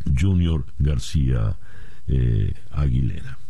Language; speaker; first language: Spanish; native; Spanish